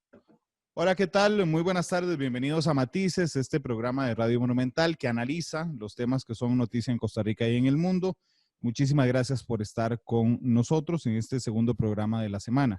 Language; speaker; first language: Spanish; native; Spanish